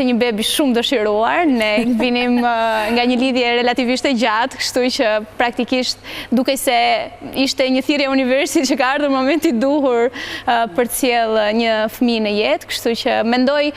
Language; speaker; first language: Albanian; native; Albanian